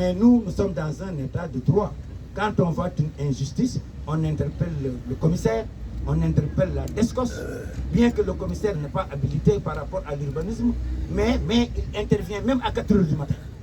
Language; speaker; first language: French; non-native, local second language; Wolof